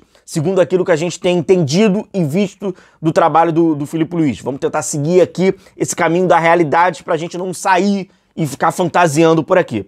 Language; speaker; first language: Portuguese; native; Portuguese